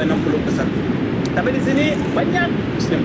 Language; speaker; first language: Indonesian; non-native, learner; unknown